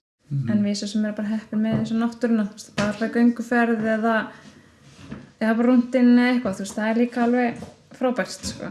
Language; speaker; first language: Icelandic; native; Icelandic